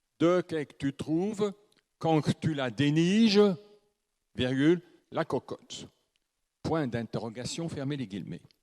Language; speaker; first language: French; native; French